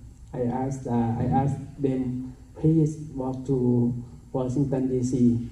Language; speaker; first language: English; non-native, learner; Thai